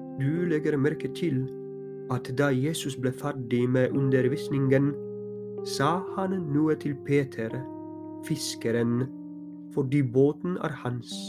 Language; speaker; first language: Norwegian; non-native, fluent; Polish